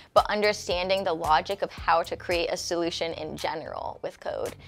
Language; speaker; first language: English; native; English